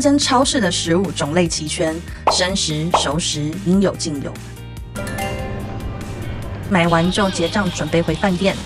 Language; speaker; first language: Chinese; native; Chinese